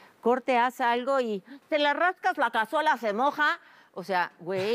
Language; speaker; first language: Spanish; native; Spanish